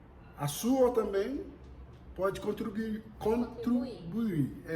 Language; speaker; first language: Portuguese; non-native, fluent; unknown